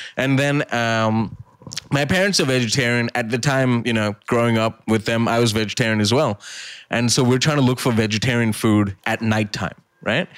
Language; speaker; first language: English; early bilingual, other home language; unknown